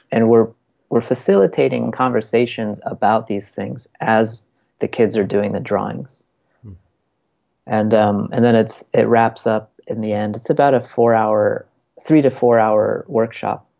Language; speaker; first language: English; native; English